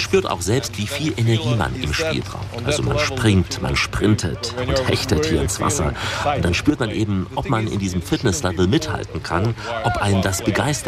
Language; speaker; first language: German; native; German